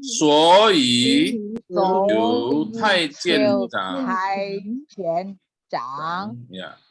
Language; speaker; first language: Chinese; early bilingual, heritage; Chinese